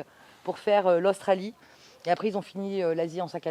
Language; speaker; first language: French; native; French